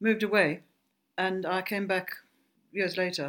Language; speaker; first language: English; native; English